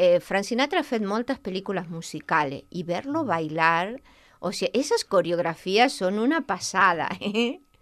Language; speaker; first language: Catalan; non-native, local second language; Spanish